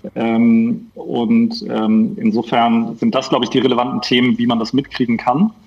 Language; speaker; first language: German; native; German